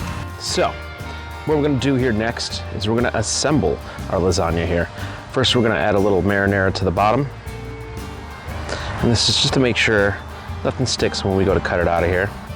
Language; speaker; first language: English; native; English